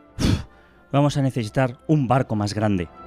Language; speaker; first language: Spanish; native; Spanish